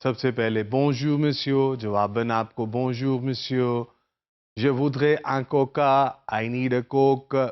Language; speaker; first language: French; non-native, fluent; Urdu